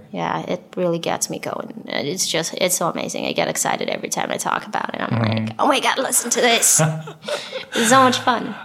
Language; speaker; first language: English; non-native, fluent; Hebrew